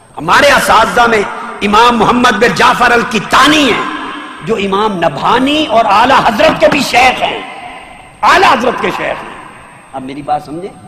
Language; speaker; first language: Urdu; native; Urdu